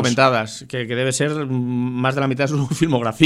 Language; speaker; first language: Spanish; native; Spanish